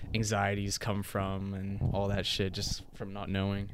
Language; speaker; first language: English; non-native, local second language; Cantonese